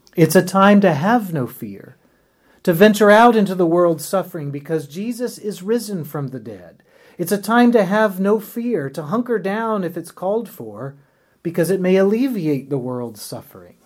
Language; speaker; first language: English; native; English